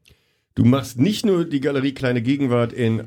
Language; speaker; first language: German; native; German